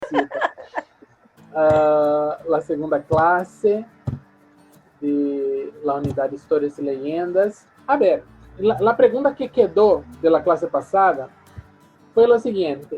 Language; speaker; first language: Spanish; non-native, fluent; Portuguese